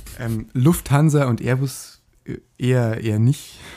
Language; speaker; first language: German; native; German